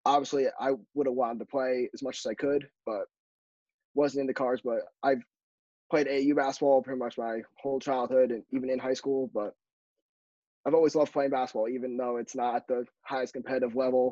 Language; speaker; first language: English; native; English